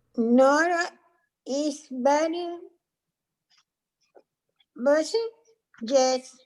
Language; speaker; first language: English; non-native, learner; Spanish